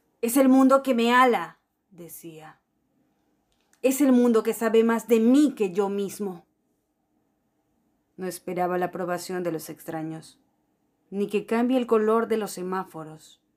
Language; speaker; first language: Spanish; native; Spanish